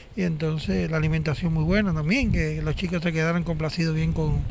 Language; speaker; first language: Spanish; native; Spanish